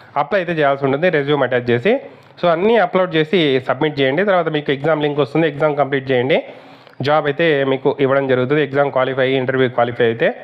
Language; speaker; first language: Telugu; native; Telugu